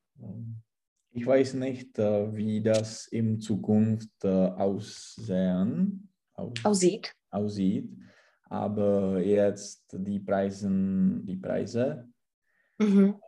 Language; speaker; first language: German; non-native, learner; Czech